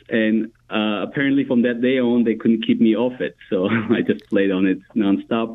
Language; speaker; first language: English; non-native, fluent; Armenian